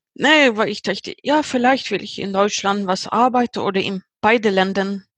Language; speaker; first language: German; non-native, fluent; Swedish